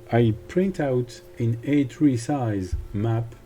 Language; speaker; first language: English; non-native, fluent; French